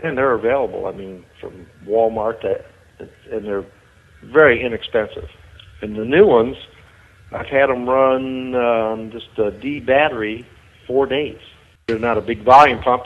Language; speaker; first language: English; native; English